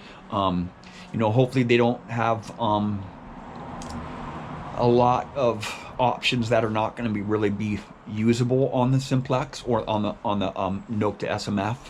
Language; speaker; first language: English; native; English